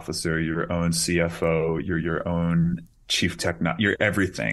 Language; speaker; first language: English; native; English